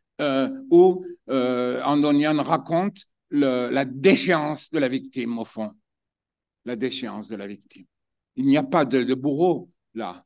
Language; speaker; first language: French; native; French